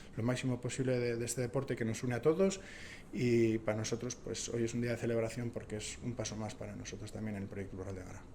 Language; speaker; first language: Spanish; native; Spanish